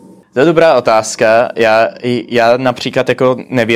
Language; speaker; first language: Czech; early bilingual, heritage; Czech